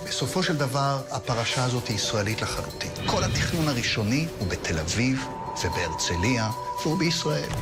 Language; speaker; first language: Hebrew; native; Hebrew